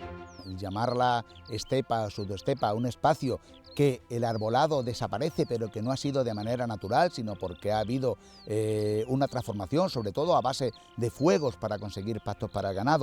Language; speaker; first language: Spanish; native; Spanish